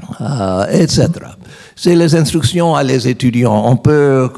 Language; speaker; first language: French; non-native, learner; English